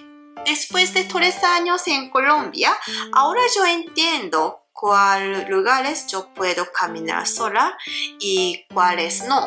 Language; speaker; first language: Spanish; non-native, learner; Japanese